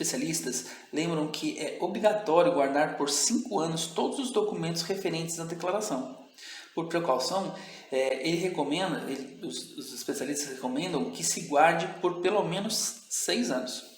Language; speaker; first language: Portuguese; native; Portuguese